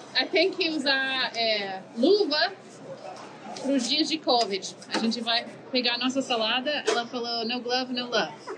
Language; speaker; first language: Portuguese; non-native, fluent; English